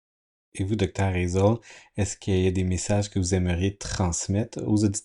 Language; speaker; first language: French; native; French